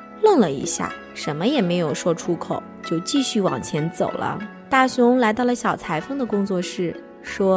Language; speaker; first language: Chinese; native; Chinese